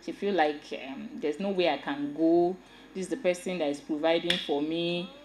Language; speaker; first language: English; non-native, local second language; Yoruba